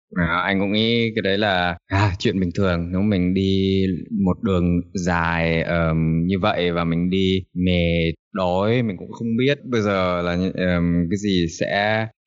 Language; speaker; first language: Vietnamese; early bilingual, heritage; Vietnamese